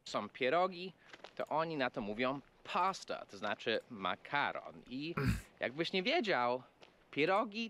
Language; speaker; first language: Polish; non-native, fluent; English